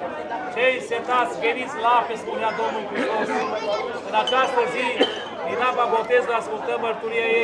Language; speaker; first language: Romanian; native; Romanian